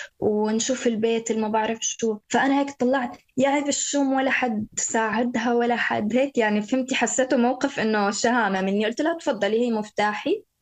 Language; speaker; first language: Arabic; native; Arabic